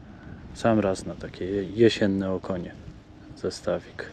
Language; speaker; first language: Polish; native; Polish